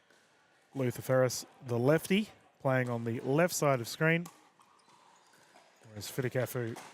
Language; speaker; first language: English; native; English